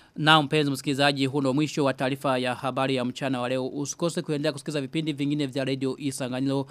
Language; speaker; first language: Swahili; non-native, local second language; Rundi